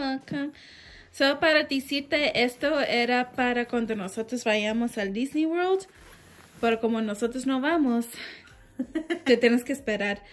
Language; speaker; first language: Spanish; early bilingual, heritage; English